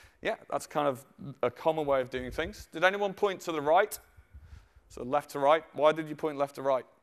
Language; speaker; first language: English; native; English